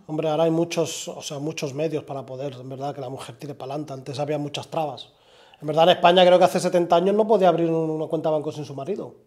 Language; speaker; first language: Spanish; early bilingual, other home language; Arabic